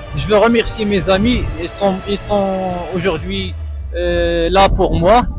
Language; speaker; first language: French; non-native, local second language; Arabic